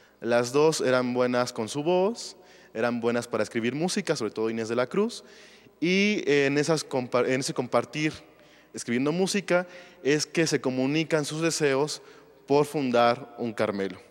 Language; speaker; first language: Spanish; native; Spanish